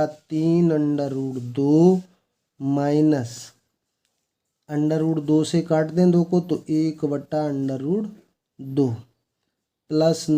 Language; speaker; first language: Hindi; native; Hindi